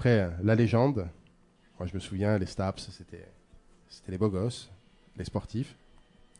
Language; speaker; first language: French; native; French